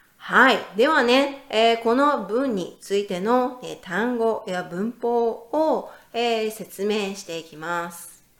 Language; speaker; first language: Japanese; native; Japanese